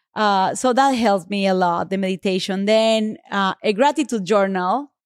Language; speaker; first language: English; non-native, fluent; Spanish